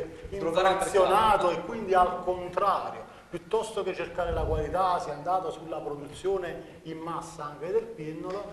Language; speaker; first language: Italian; native; Italian